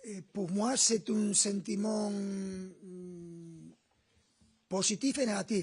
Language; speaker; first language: French; non-native, fluent; Spanish